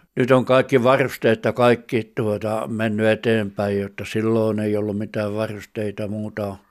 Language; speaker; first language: Finnish; native; Finnish